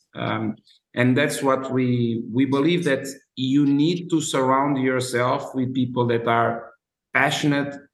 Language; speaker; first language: English; non-native, fluent; Portuguese